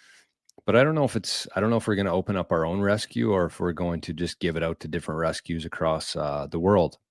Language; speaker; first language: English; native; English